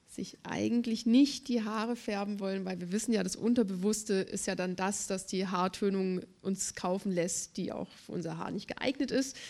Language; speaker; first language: German; native; German